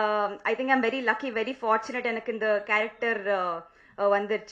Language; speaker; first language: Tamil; non-native, learner; Telugu